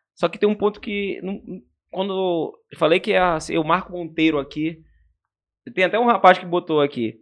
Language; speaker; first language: Portuguese; native; Portuguese